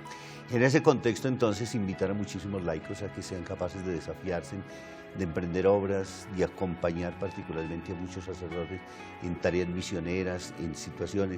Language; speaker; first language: Spanish; native; Spanish